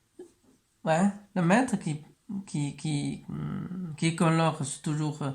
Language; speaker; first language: French; non-native, learner; Chinese